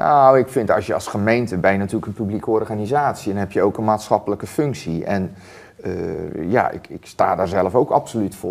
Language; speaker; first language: Dutch; native; Dutch